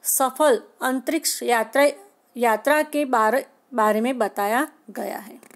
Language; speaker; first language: Hindi; non-native, local second language; Gujarati